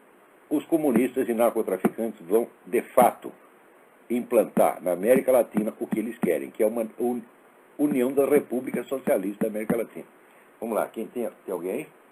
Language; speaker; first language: Portuguese; native; Portuguese